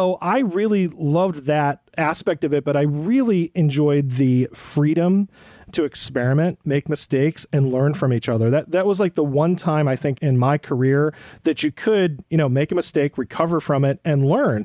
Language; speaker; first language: English; native; English